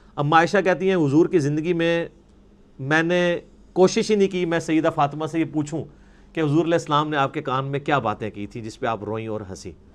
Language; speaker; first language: Urdu; non-native, local second language; Punjabi